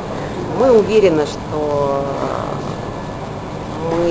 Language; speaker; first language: Russian; native; Russian